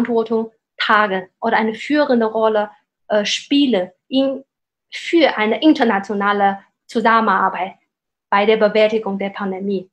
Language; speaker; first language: German; non-native, fluent; Chinese